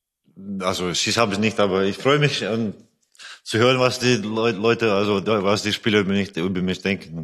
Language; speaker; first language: German; non-native, fluent; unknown